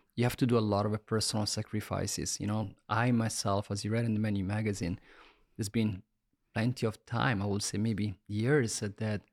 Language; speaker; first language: English; non-native, fluent; Italian